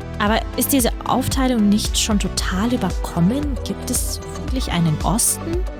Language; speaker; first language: German; early bilingual, other home language; Russian